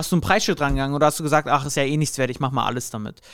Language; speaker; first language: German; native; German